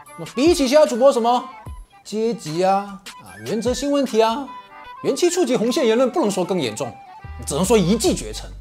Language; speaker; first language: Chinese; native; Chinese